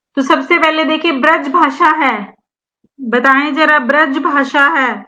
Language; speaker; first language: Hindi; native; Hindi